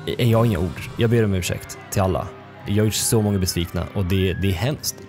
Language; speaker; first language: Swedish; early bilingual, other home language; Russian